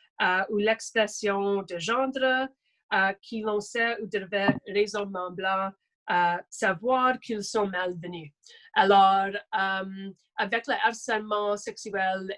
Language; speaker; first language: French; non-native, local second language; English